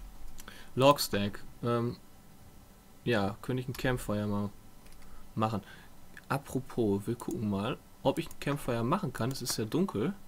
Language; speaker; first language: German; native; German